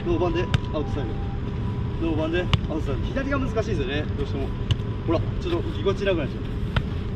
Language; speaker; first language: Japanese; native; Japanese